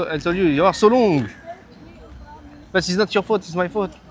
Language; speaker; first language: English; non-native, learner; French